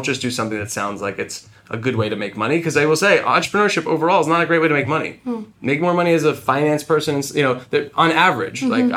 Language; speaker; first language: English; native; English